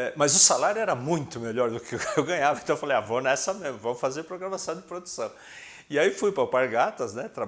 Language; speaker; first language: Portuguese; early bilingual, other home language; Spanish